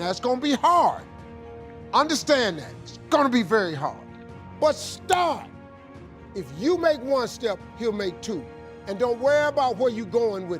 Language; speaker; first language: English; native; English